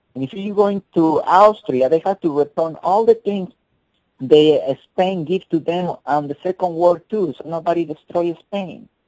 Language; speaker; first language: English; non-native, fluent; Spanish